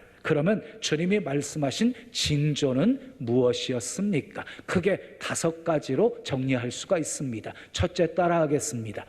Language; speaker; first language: Korean; native; Korean